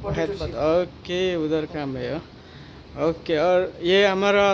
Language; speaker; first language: Hindi; non-native, learner; Nepali